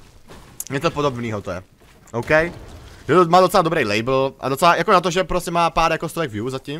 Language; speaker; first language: Czech; native; Czech